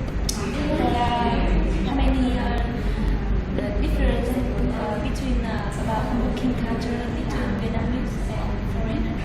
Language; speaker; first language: English; non-native, learner; Vietnamese